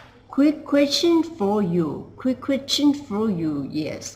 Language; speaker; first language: English; non-native, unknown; Thai